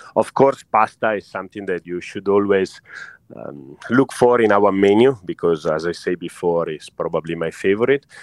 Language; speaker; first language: English; non-native, fluent; Italian